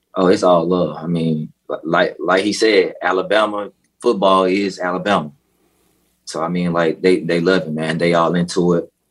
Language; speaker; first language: English; native; English